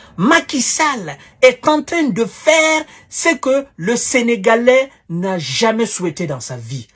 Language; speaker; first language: French; non-native, local second language; Wolof